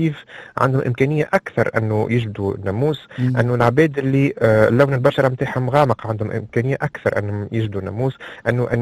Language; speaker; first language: Arabic; native; Arabic